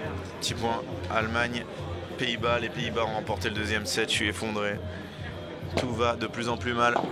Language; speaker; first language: French; native; French